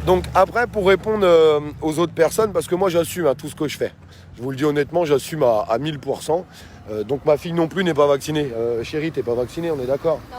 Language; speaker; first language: French; native; French